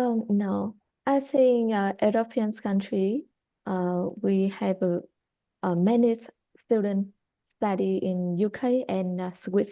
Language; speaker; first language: English; non-native, learner; Vietnamese